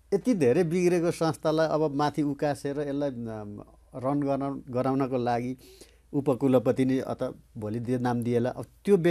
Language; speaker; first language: Nepali; native; Nepali